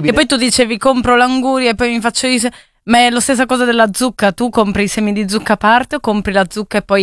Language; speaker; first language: Italian; native; Italian